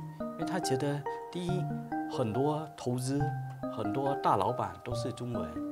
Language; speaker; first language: Chinese; early bilingual, heritage; Chinese